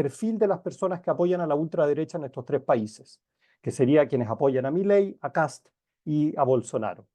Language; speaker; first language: Spanish; native; Spanish